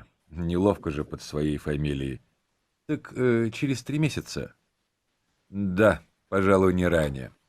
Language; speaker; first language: Russian; non-native, learner; French